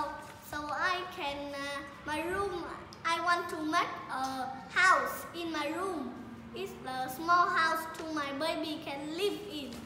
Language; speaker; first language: English; non-native, learner; Vietnamese